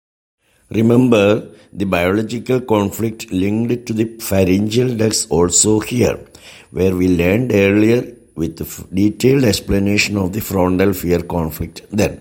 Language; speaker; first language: English; non-native, local second language; Malayalam